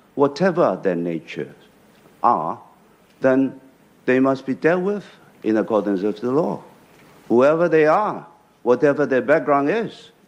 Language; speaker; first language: English; non-native, local second language; Chinese